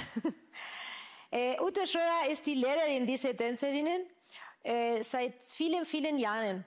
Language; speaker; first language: German; non-native, fluent; Spanish